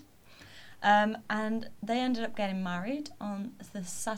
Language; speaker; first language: English; native; English